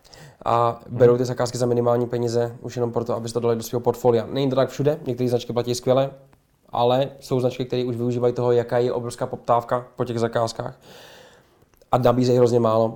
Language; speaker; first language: Czech; native; Czech